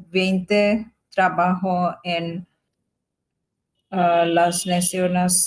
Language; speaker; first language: Spanish; non-native, learner; Bangla